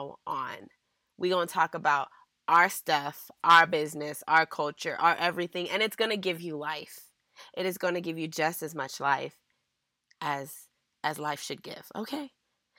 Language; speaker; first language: English; native; English